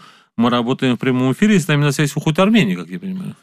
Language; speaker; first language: Russian; native; Russian